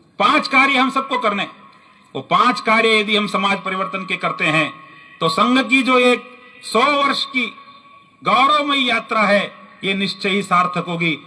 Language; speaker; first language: Hindi; native; Hindi